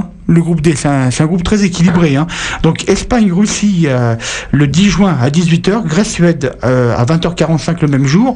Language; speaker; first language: French; native; French